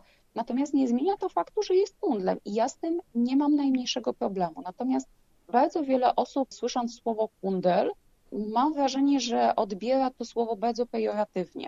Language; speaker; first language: Polish; native; Polish